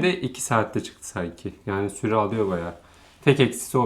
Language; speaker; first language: Turkish; native; Turkish